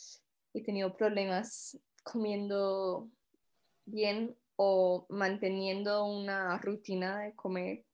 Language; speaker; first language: Spanish; early bilingual, heritage; Spanish